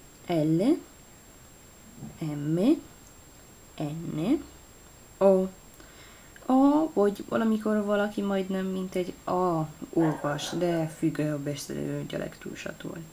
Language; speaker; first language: Hungarian; non-native, learner; Italian